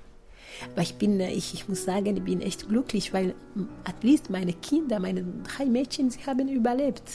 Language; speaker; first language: German; non-native, fluent; Kinyarwanda